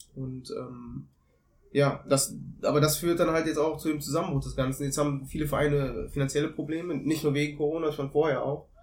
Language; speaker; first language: German; native; German